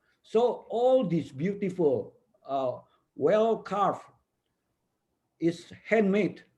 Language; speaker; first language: English; non-native, fluent; Indonesian